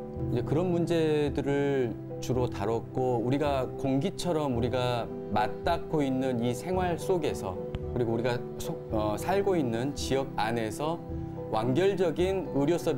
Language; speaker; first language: Korean; native; Korean